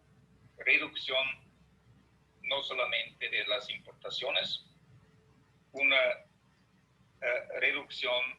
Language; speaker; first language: Spanish; non-native, fluent; German